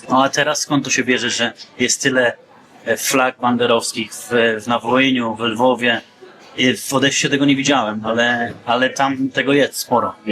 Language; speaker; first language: Polish; native; Polish